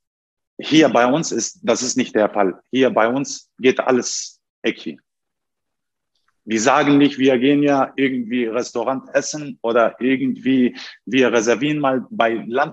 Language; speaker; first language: German; non-native, learner; Turkish